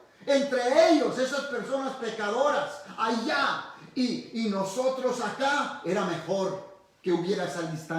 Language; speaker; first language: Spanish; early bilingual, heritage; Spanish